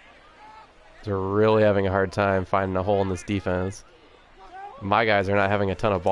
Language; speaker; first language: English; native; English